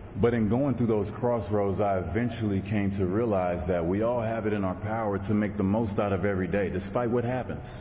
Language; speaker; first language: English; native; English